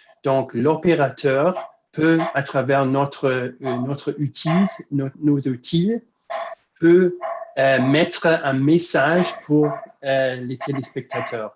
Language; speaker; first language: French; non-native, fluent; English